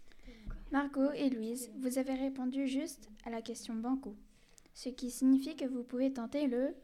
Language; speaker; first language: French; native; French